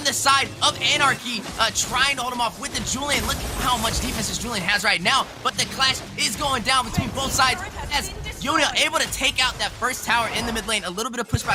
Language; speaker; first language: English; native; English